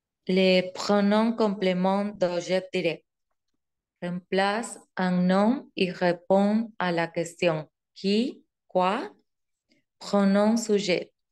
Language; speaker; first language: French; non-native, learner; Spanish